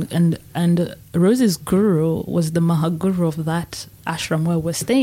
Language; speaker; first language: English; non-native, local second language; Meru